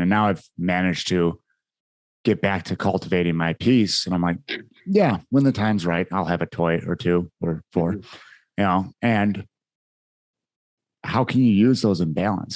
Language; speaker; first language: English; native; English